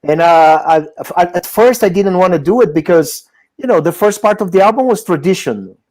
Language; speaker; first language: English; non-native, fluent; Portuguese